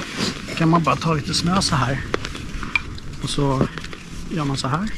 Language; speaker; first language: Swedish; native; Swedish